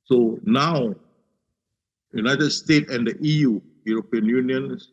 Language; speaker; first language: English; non-native, local second language; Malay